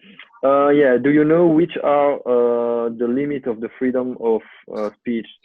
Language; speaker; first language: English; non-native, learner; French